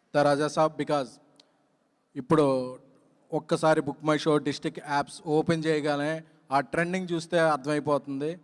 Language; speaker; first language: Telugu; native; Telugu